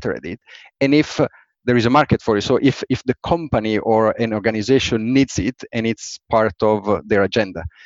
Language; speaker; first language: English; non-native, fluent; Italian